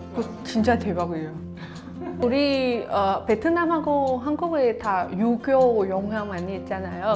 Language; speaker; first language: Korean; non-native, learner; Vietnamese